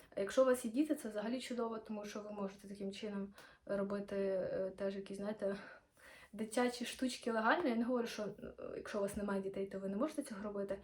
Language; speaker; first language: Ukrainian; non-native, local second language; Russian